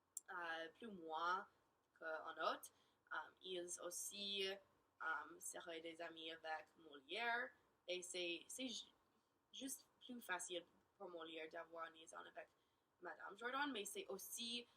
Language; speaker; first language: French; non-native, learner; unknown